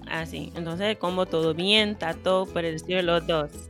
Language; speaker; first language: Spanish; non-native, fluent; English